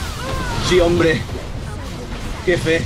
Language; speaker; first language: Spanish; native; Spanish